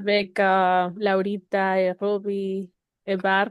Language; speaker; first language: French; non-native, learner; Spanish